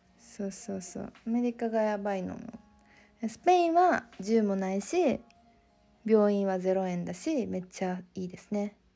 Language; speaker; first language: Japanese; native; Japanese